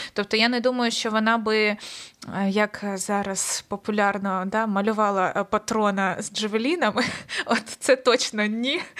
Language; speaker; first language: Ukrainian; native; Ukrainian